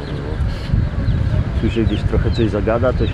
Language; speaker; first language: Polish; native; Polish